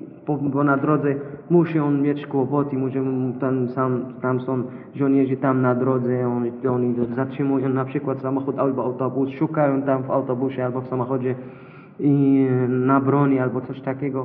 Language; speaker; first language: Polish; non-native, learner; Arabic